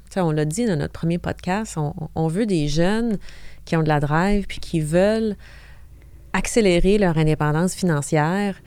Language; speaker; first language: French; native; French